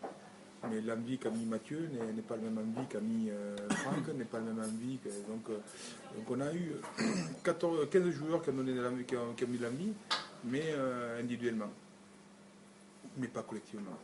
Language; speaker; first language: French; native; French